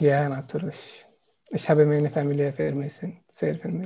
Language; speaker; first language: German; non-native, learner; Arabic